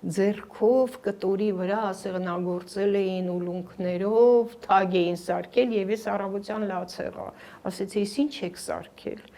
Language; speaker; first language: Armenian; native; Armenian